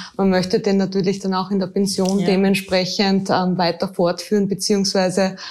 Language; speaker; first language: German; native; German